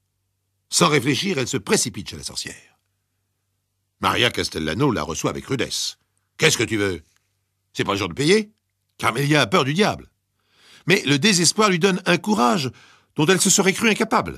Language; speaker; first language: French; native; French